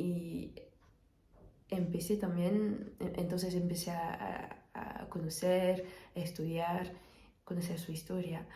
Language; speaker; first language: Spanish; non-native, fluent; French